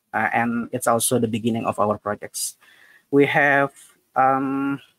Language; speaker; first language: English; non-native, fluent; Indonesian